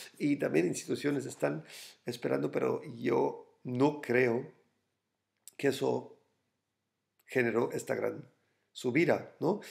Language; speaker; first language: Spanish; non-native, fluent; German